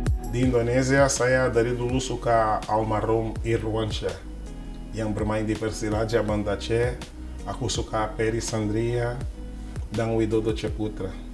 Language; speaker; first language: Indonesian; non-native, fluent; Portuguese